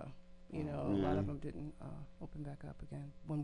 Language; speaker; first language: English; native; English